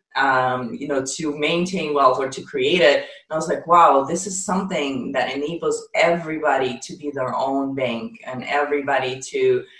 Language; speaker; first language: English; non-native, fluent; Ukrainian